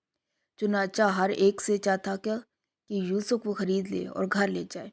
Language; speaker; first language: Urdu; native; Urdu